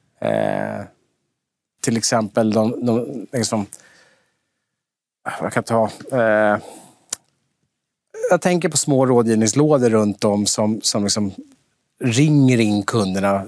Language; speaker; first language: Swedish; native; Swedish